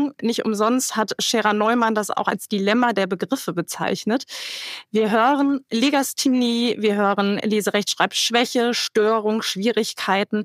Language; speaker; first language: German; native; German